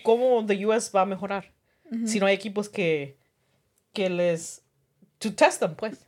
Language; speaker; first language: Spanish; early bilingual, heritage; Spanish